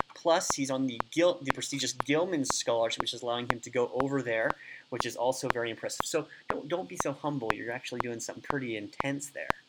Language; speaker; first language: English; native; English